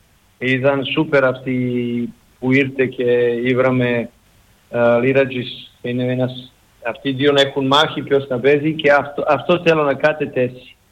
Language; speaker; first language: Greek; non-native, learner; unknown